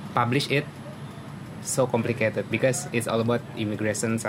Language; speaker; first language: English; non-native, learner; Indonesian